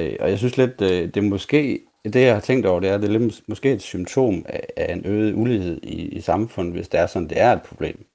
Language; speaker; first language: Danish; native; Danish